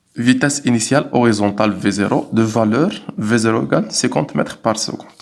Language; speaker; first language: French; non-native, local second language; Arabic